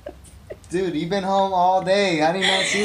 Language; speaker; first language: English; native; English